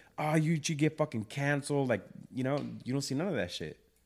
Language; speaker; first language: English; early bilingual, other home language; Spanish